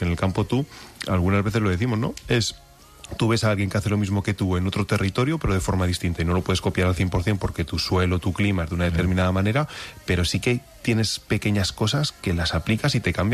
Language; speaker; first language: Spanish; native; Spanish